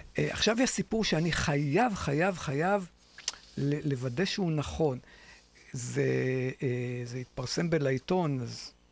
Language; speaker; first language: Hebrew; native; Hebrew